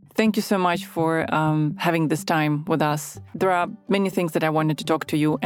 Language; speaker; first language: English; non-native, fluent; Ukrainian